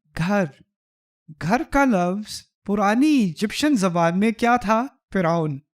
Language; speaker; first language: Urdu; early bilingual, heritage; Urdu